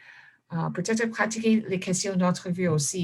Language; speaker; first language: French; non-native, fluent; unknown